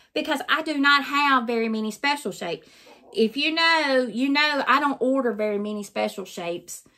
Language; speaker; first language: English; native; English